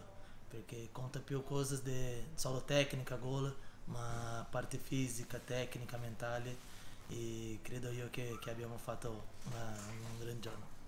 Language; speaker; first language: Italian; non-native, learner; Portuguese